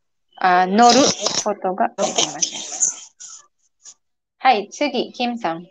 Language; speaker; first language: Japanese; non-native, fluent; Filipino